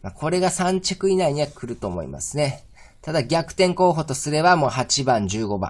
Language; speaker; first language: Japanese; native; Japanese